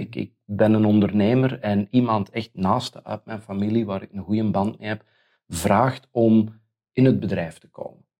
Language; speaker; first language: Dutch; native; Dutch